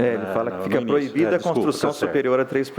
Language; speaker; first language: Portuguese; native; Portuguese